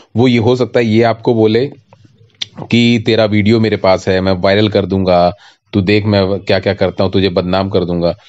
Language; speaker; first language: Hindi; native; Hindi